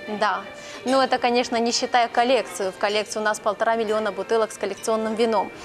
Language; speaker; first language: Russian; non-native, local second language; Romanian